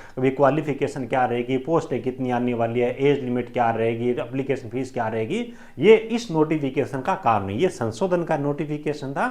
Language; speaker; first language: Hindi; native; Hindi